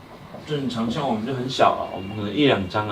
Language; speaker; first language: Chinese; native; Chinese